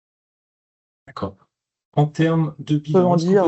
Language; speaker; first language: French; native; French